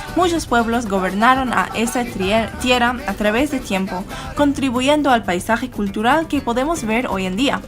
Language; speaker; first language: Spanish; non-native, learner; English